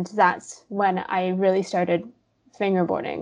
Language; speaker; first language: English; non-native, local second language; Cantonese